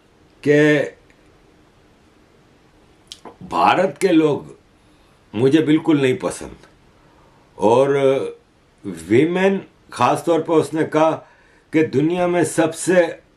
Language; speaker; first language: Urdu; native; Urdu